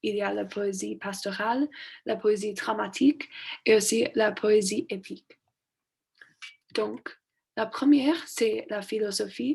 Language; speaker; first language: French; non-native, learner; English